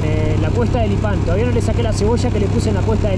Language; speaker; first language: Spanish; native; Spanish